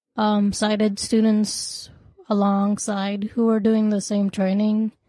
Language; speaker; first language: English; non-native, local second language; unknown